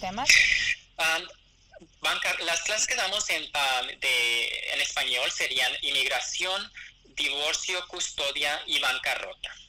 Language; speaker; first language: Spanish; early bilingual, other home language; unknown